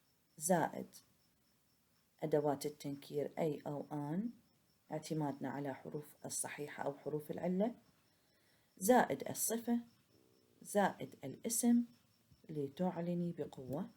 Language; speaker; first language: Arabic; native; Arabic